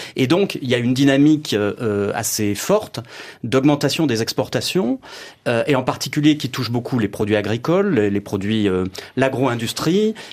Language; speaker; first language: French; native; French